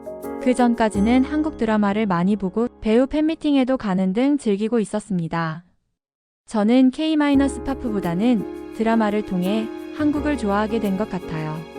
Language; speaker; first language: Korean; non-native, fluent; Japanese